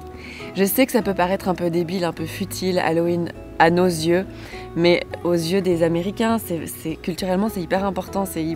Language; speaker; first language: French; native; French